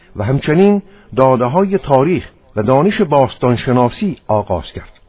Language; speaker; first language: Persian; non-native, local second language; Armenian